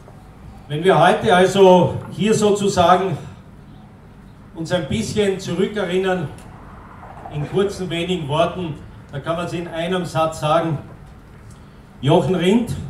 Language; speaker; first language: German; native; German